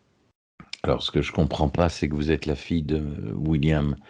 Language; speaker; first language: French; native; French